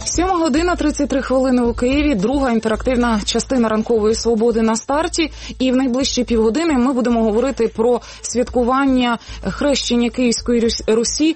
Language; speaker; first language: Ukrainian; native; Ukrainian